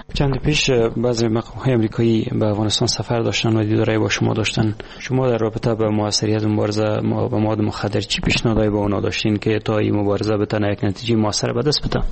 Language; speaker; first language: Persian; native; Persian